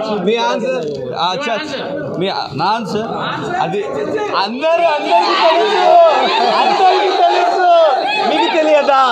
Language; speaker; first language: Telugu; non-native, learner; Hindi